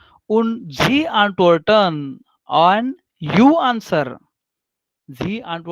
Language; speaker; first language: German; non-native, fluent; Hindi